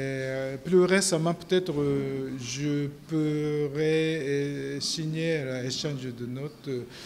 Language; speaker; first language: French; non-native, learner; Japanese